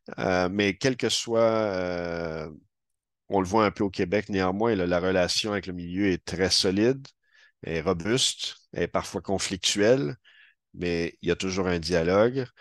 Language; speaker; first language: French; native; French